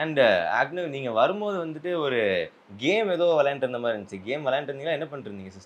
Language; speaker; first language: Tamil; native; Tamil